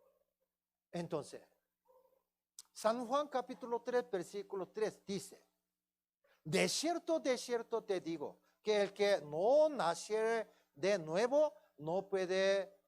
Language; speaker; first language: Spanish; non-native, fluent; Korean